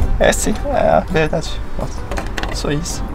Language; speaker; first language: Portuguese; non-native, learner; Japanese